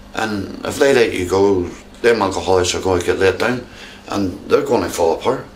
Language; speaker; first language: English; native; English